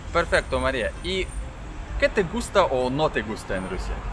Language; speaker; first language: Spanish; non-native, learner; Russian